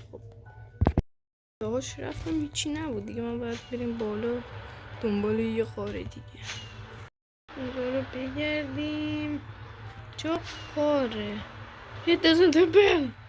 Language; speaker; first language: Persian; native; Persian